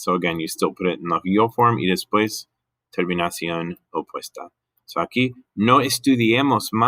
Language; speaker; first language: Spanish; non-native, fluent; English